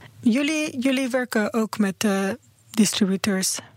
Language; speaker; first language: Dutch; non-native, learner; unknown